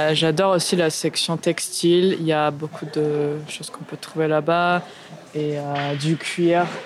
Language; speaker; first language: French; non-native, fluent; Spanish